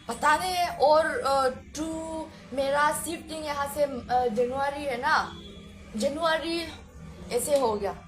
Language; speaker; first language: Hindi; non-native, learner; Mizo